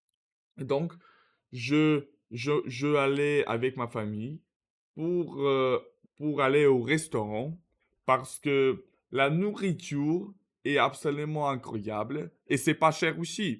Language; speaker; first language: French; non-native, learner; Russian